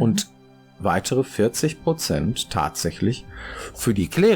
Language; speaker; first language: German; native; German